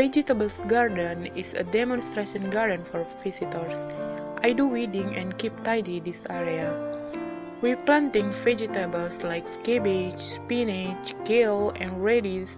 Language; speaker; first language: English; non-native, learner; Indonesian